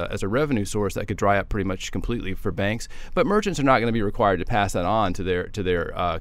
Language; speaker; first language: English; native; English